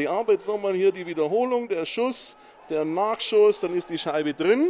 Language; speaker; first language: German; native; German